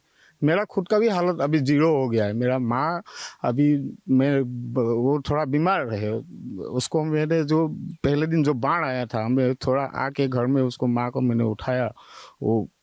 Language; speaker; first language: Hindi; non-native, local second language; Assamese